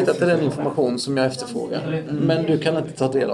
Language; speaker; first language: Swedish; native; Swedish